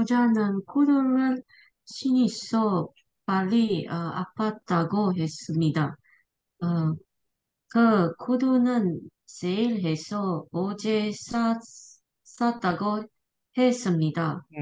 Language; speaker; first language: Korean; non-native, learner; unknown